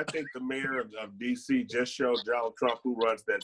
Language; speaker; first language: English; native; English